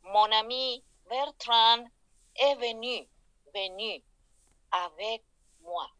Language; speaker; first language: French; non-native, fluent; Spanish